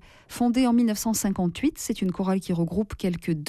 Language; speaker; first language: French; native; French